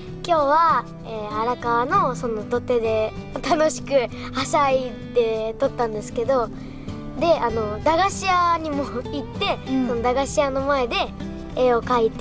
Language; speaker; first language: Japanese; native; Japanese